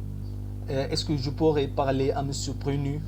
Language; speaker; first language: French; non-native, fluent; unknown